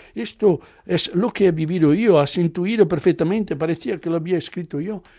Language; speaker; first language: Spanish; non-native, fluent; Italian